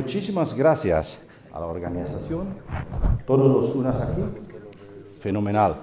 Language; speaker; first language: Spanish; native; Spanish